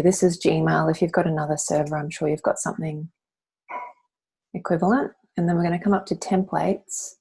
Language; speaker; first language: English; native; English